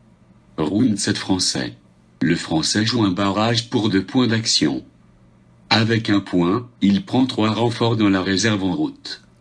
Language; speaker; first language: French; native; French